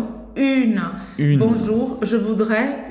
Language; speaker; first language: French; non-native, fluent; Portuguese